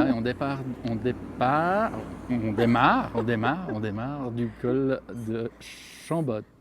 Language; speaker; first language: French; native; French